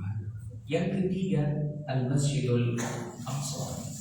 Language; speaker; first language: Indonesian; non-native, fluent; Arabic